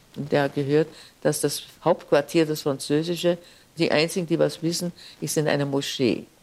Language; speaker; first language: German; native; German